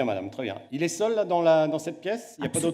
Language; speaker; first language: French; native; French